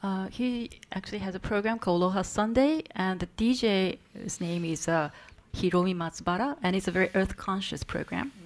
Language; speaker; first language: English; non-native, fluent; Japanese